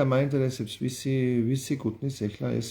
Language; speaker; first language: Georgian; non-native, learner; German